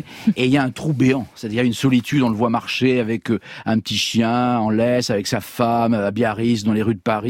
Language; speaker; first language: French; native; French